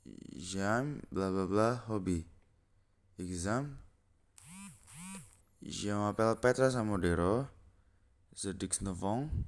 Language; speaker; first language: French; non-native, learner; Indonesian